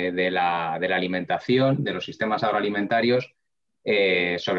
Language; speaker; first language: Spanish; native; Spanish